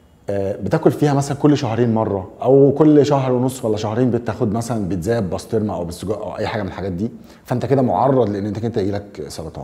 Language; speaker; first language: Arabic; native; Arabic